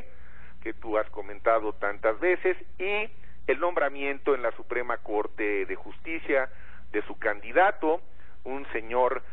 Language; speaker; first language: Spanish; native; Spanish